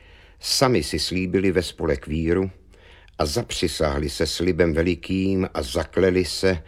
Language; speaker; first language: Czech; native; Czech